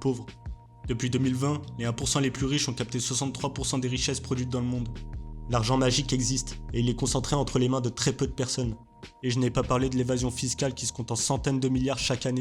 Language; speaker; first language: French; native; French